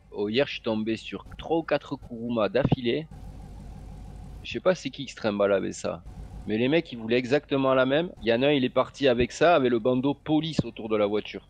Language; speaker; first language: French; native; French